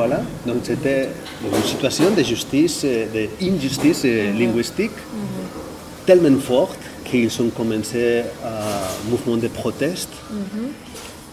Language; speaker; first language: French; non-native, fluent; Catalan